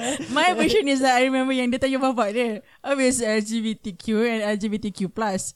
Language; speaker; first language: English; non-native, local second language; Malay